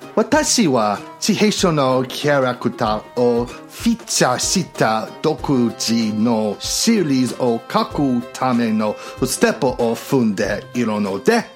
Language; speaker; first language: Japanese; non-native, learner; English